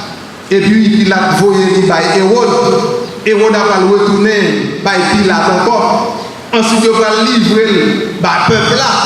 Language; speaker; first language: French; non-native, learner; Haitian Creole